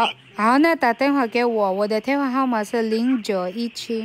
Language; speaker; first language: Chinese; non-native, fluent; Filipino